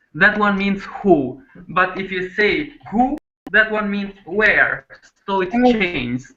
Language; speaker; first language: English; non-native, fluent; Albanian